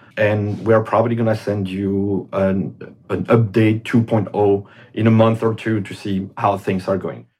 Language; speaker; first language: English; non-native, fluent; French